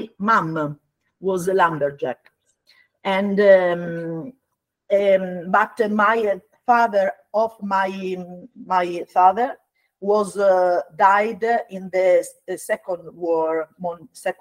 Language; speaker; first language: English; non-native, learner; Italian